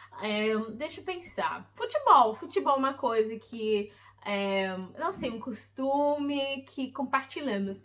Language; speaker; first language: Portuguese; early bilingual, heritage; English